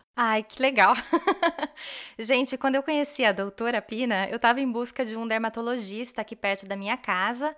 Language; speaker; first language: Portuguese; native; Portuguese